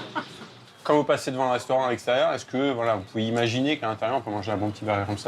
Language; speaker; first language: French; native; French